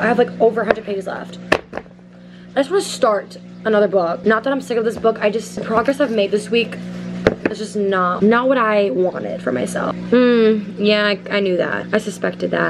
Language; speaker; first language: English; native; English